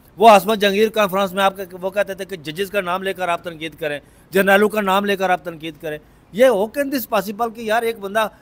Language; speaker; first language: Urdu; native; Urdu